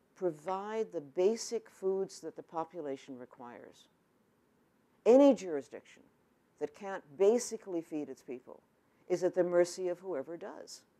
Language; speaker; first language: English; native; English